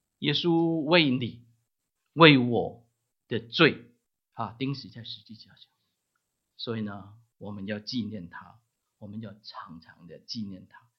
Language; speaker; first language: Chinese; non-native, local second language; Cantonese